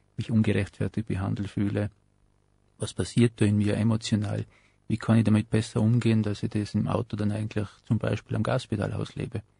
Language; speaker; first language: German; native; German